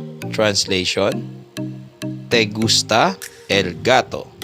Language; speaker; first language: Spanish; non-native, fluent; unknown